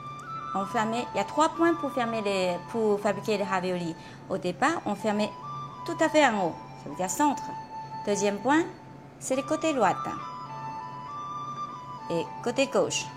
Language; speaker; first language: French; non-native, fluent; Chinese